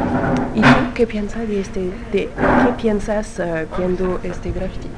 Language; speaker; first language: Spanish; non-native, learner; French